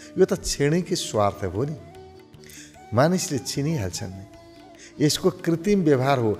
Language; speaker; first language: Nepali; native; Nepali